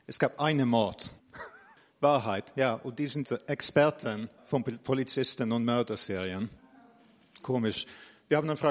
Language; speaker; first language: German; non-native, fluent; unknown